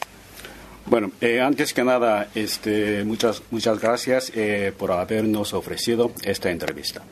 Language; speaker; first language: Spanish; non-native, fluent; Japanese